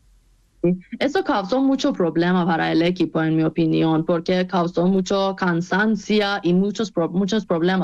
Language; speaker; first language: Spanish; non-native, fluent; Persian